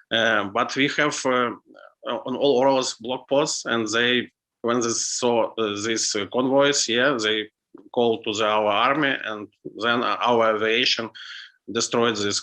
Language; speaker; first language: English; non-native, learner; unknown